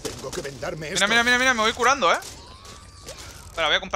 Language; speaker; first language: Spanish; native; Spanish